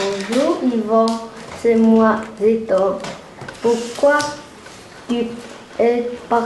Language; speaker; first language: French; non-native, learner; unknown